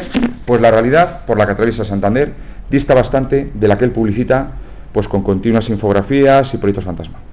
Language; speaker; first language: Spanish; native; Spanish